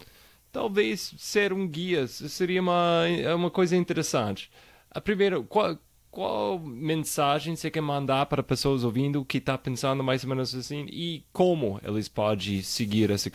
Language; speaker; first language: Portuguese; non-native, fluent; English